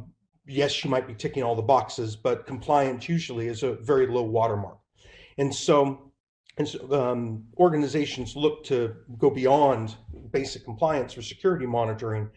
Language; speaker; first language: English; native; English